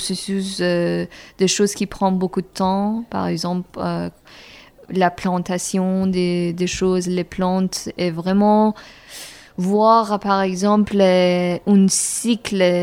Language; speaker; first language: French; non-native, fluent; Persian